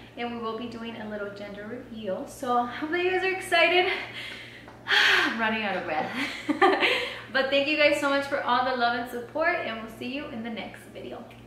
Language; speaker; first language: English; early bilingual, other home language; Spanish